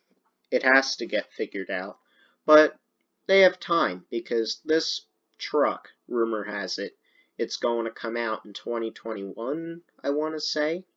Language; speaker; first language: English; native; English